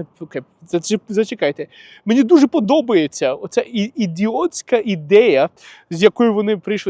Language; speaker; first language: Ukrainian; non-native, local second language; Russian